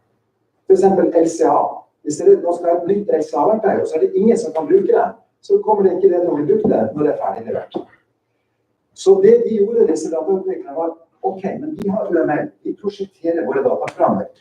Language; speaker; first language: Norwegian; native; Norwegian